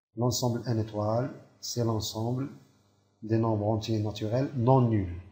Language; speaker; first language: French; non-native, local second language; Arabic